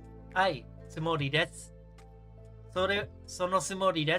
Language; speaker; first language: Japanese; non-native, learner; English